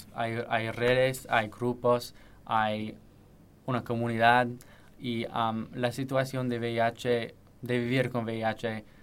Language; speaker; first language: Spanish; non-native, fluent; English